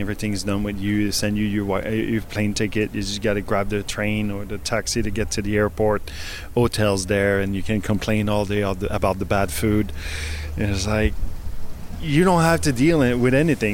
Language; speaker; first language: English; native; English